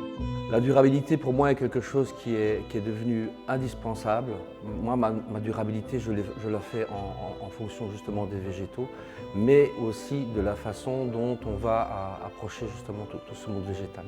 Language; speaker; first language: French; native; French